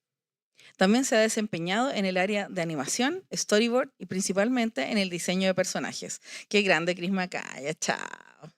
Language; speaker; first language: Spanish; native; Spanish